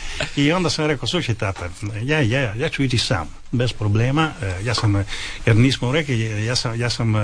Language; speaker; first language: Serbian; early bilingual, heritage; Italian